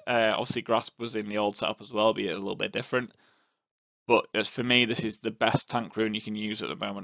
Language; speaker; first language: English; native; English